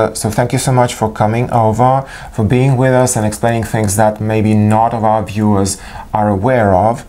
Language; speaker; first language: English; non-native, fluent; Ukrainian